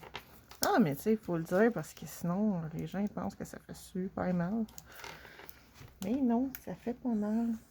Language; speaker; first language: French; native; French